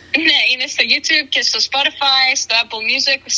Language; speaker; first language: Greek; early bilingual, other home language; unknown